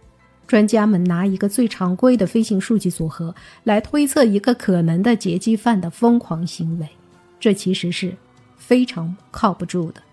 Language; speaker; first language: Chinese; native; Chinese